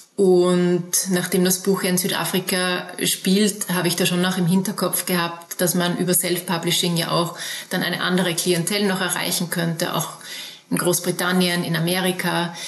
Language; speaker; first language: German; native; German